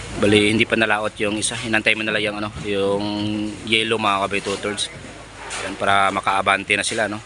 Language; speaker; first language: Filipino; non-native, local second language; Cebuano